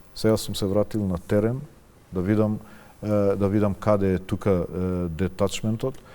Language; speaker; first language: Macedonian; non-native, local second language; Albanian